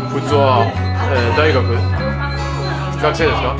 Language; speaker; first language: Japanese; non-native, learner; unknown